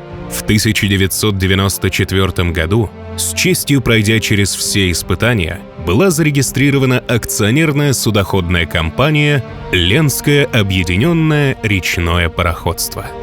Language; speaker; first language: Russian; native; Russian